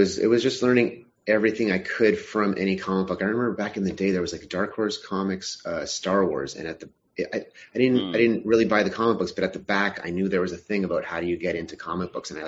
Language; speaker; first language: English; native; English